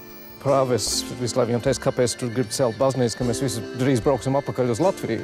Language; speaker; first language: Latvian; early bilingual, heritage; Latvian